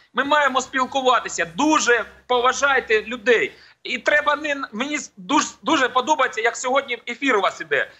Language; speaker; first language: Ukrainian; native; Ukrainian